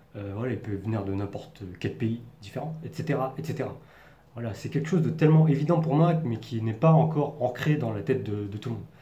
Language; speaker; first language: French; native; French